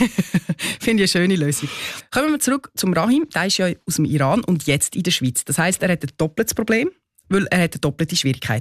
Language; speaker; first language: German; native; German